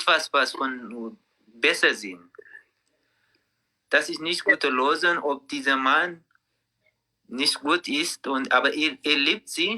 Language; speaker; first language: German; non-native, learner; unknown